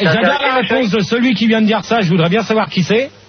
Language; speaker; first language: French; native; French